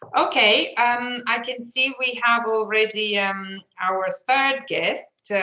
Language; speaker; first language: English; non-native, fluent; Lithuanian